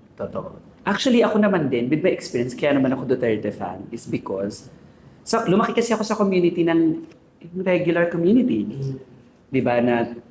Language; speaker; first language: Filipino; native; Filipino